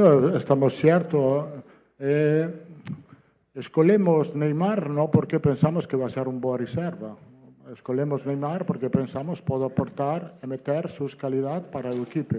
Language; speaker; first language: Portuguese; non-native, fluent; Italian